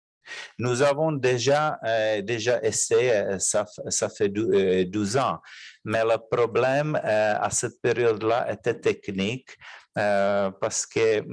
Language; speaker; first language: French; non-native, fluent; Czech